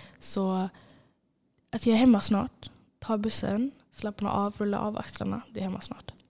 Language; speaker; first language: Swedish; early bilingual, other home language; Somali